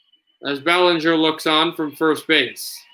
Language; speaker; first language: English; native; English